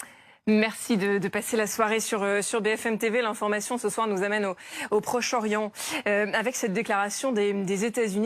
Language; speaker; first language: French; native; French